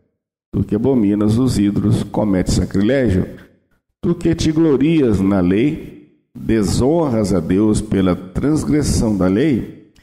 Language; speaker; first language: Portuguese; native; Portuguese